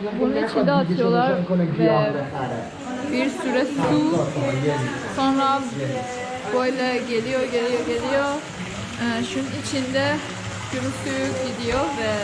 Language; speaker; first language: Turkish; non-native, learner; Persian